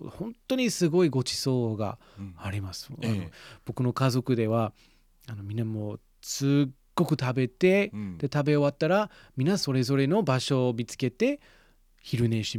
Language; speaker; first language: Japanese; non-native, fluent; English